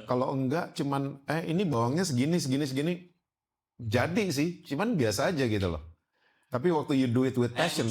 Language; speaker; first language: Indonesian; native; Indonesian